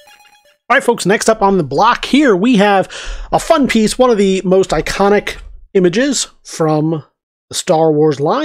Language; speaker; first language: English; native; English